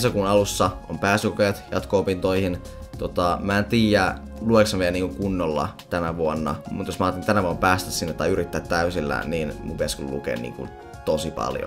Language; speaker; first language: Finnish; native; Finnish